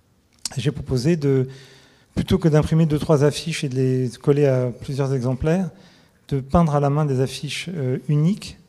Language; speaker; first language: French; native; French